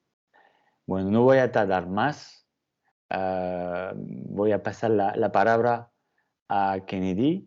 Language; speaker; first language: Spanish; non-native, fluent; French